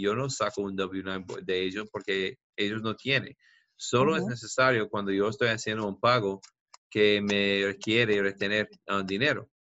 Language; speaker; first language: Spanish; non-native, fluent; English